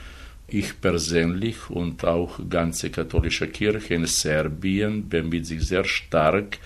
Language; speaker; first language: German; non-native, fluent; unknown